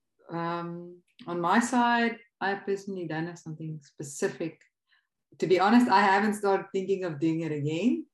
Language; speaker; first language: English; non-native, local second language; Afrikaans